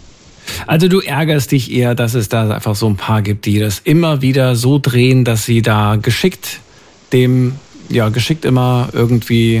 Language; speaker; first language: German; native; German